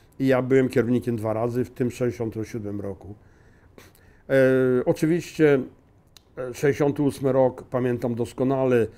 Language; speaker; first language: Polish; native; Polish